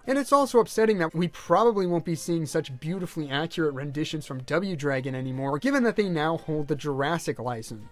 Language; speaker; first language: English; native; English